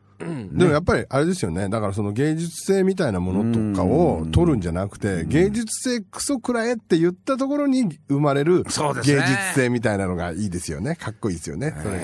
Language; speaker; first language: Japanese; native; Japanese